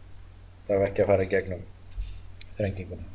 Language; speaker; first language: Icelandic; native; Icelandic